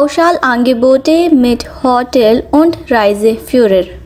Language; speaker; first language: German; non-native, fluent; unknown